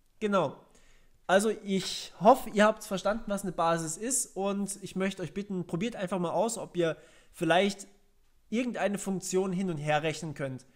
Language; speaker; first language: German; native; German